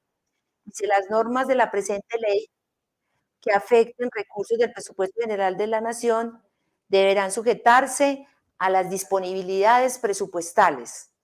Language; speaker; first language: Spanish; native; Spanish